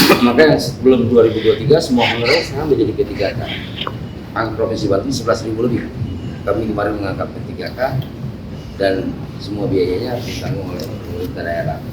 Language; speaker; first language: Indonesian; non-native, local second language; Minangkabau